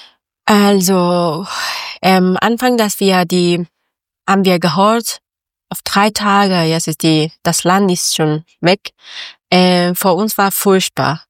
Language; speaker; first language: German; non-native, learner; Persian